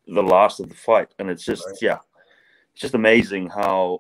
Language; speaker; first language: English; native; English